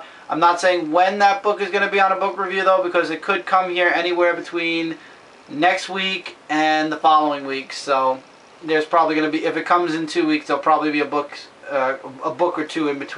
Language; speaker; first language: English; native; English